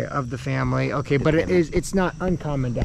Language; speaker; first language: English; native; English